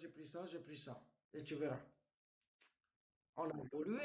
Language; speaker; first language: French; non-native, fluent; Romanian